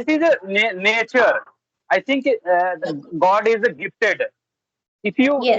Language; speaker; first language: English; non-native, learner; Bhojpuri